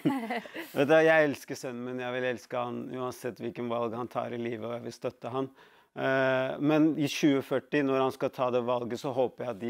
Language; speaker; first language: Norwegian; early bilingual, other home language; Tamil